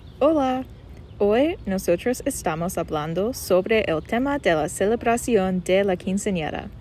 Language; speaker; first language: Spanish; non-native, learner; English